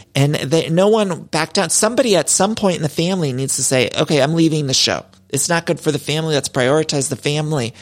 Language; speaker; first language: English; early bilingual, other home language; Italian